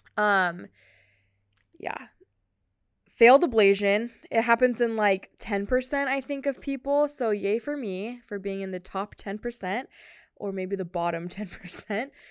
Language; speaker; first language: English; native; English